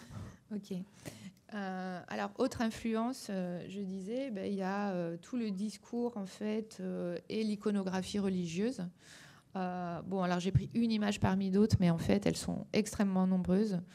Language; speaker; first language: French; native; French